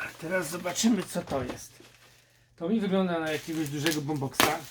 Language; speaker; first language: Polish; native; Polish